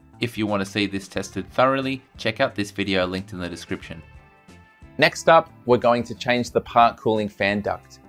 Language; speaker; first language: English; native; English